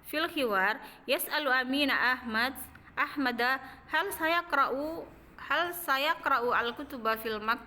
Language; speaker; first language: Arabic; non-native, fluent; Indonesian